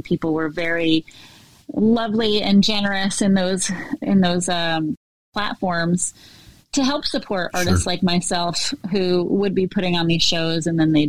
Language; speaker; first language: English; native; English